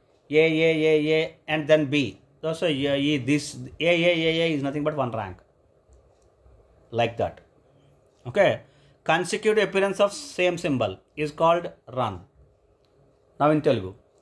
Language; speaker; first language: English; non-native, local second language; Telugu